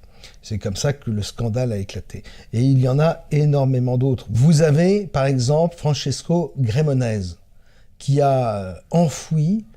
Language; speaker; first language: French; native; French